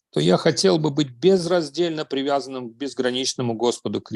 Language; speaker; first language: Russian; native; Russian